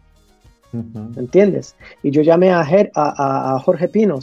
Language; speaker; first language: Spanish; early bilingual, heritage; English